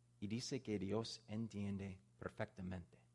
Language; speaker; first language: Spanish; non-native, learner; English